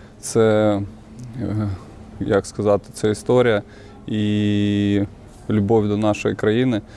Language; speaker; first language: Ukrainian; non-native, local second language; Russian